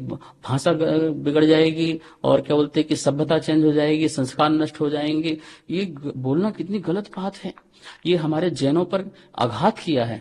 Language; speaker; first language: Hindi; native; Hindi